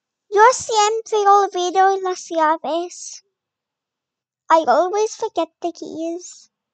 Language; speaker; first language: Spanish; non-native, learner; English